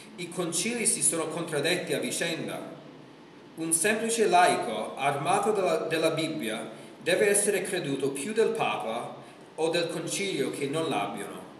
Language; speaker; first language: Italian; non-native, fluent; English